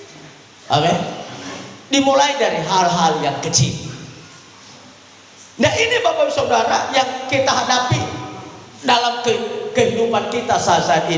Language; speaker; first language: Indonesian; native; Indonesian